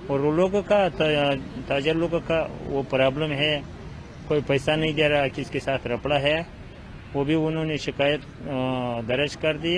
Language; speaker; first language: Hindi; non-native, learner; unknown